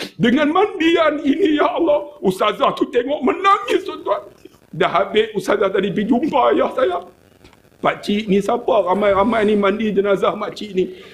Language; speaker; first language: Malay; native; Malay